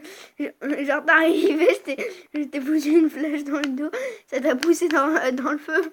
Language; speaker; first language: French; native; French